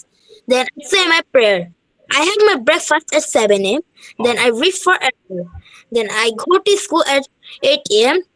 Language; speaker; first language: English; non-native, learner; Bangla